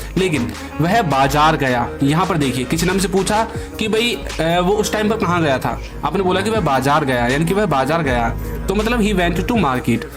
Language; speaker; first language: Hindi; native; Hindi